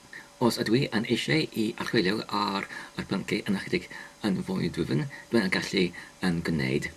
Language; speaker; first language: Welsh; non-native, learner; English